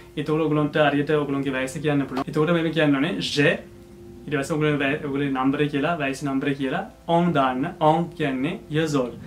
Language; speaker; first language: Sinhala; early bilingual, heritage; Sinhala